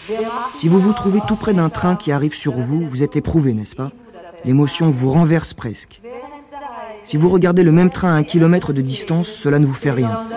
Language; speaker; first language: French; native; French